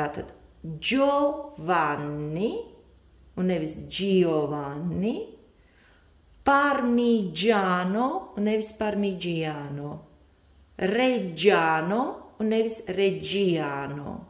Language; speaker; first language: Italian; non-native, fluent; Latvian